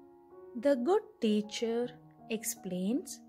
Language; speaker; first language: English; non-native, local second language; Kannada